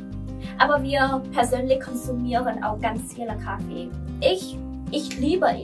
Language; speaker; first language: German; non-native, learner; Vietnamese